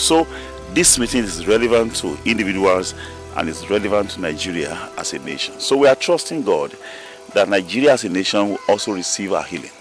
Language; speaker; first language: English; non-native, local second language; Yoruba